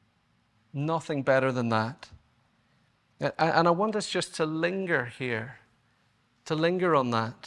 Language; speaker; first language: English; native; English